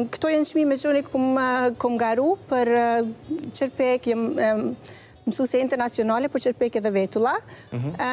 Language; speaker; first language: Albanian; early bilingual, heritage; Albanian